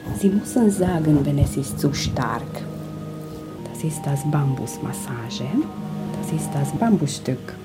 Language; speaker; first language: German; non-native, learner; Hungarian